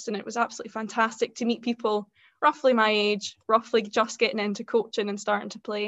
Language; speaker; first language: English; native; English